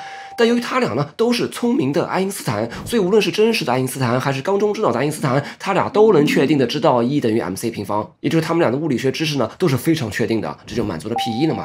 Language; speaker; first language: Chinese; native; Chinese